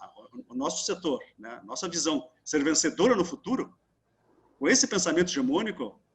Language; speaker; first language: Portuguese; native; Portuguese